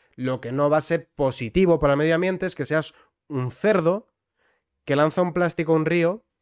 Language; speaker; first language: Spanish; native; Spanish